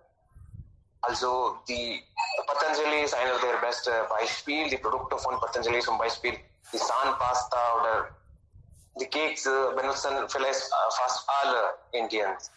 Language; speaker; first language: German; non-native, learner; Hindi